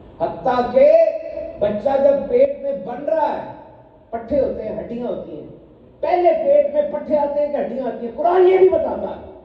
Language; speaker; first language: Urdu; native; Urdu